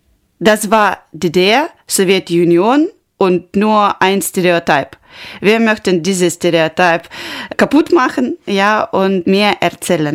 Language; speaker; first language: German; non-native, learner; Ukrainian